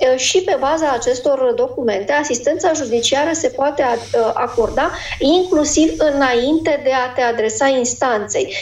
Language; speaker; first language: Romanian; native; Romanian